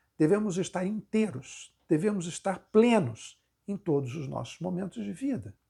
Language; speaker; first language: Portuguese; native; Portuguese